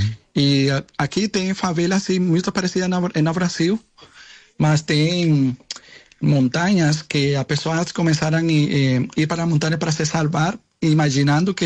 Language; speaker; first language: Portuguese; non-native, learner; Spanish